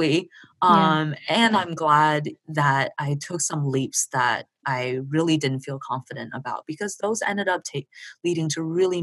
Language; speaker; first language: English; early bilingual, other home language; Chinese